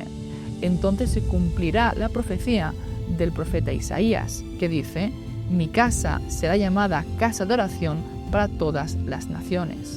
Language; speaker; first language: Spanish; native; Spanish